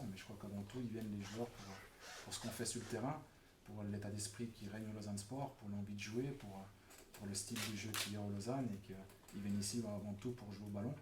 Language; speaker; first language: French; native; French